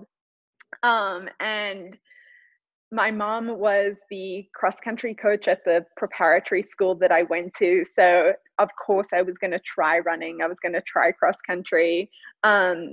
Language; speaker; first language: English; native; English